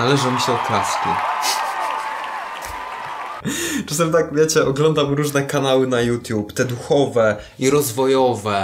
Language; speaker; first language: Polish; native; Polish